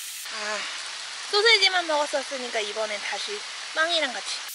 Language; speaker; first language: Korean; native; Korean